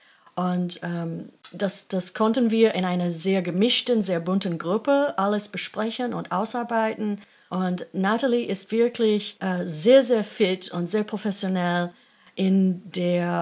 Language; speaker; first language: German; non-native, fluent; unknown